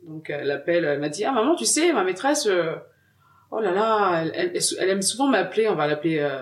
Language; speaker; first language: French; early bilingual, other home language; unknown